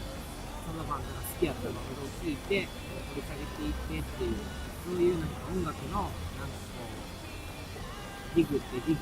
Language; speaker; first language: Japanese; native; Japanese